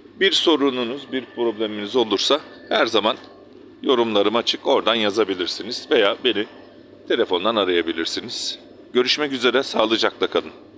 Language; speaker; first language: Turkish; native; Turkish